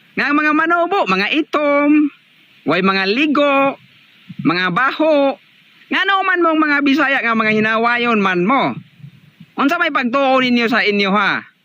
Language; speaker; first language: Cebuano; non-native, local second language; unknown